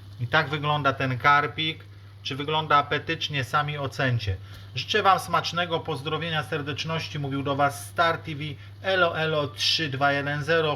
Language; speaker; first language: Polish; native; Polish